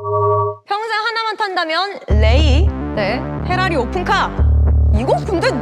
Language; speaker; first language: Korean; native; Korean